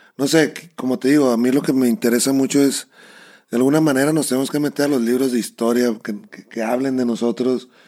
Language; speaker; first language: Spanish; native; Spanish